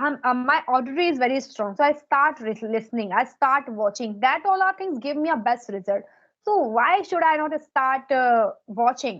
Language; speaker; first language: English; non-native, local second language; Hindi